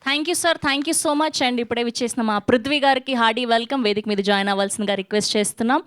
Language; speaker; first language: Telugu; native; Telugu